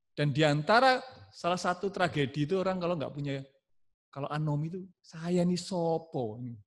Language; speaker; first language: Indonesian; non-native, local second language; Javanese